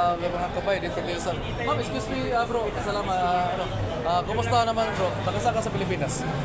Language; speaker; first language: Filipino; non-native, local second language; Cebuano